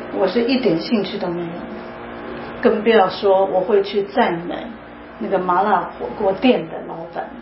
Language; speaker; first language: Chinese; native; Chinese